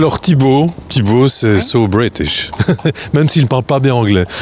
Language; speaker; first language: French; native; French